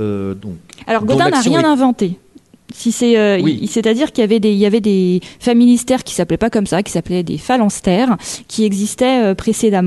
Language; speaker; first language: French; native; French